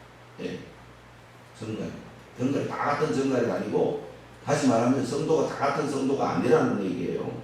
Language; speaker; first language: Korean; native; Korean